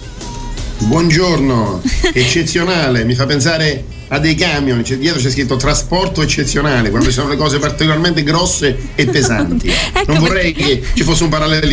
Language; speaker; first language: Italian; native; Italian